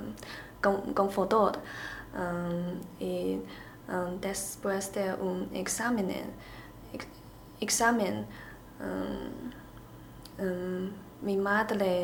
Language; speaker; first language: Spanish; non-native, learner; Chinese